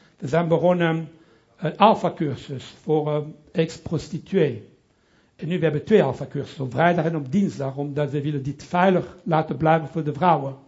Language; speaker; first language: Dutch; non-native, local second language; French